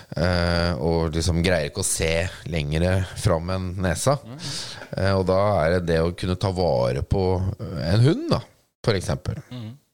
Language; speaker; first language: Norwegian; native; Norwegian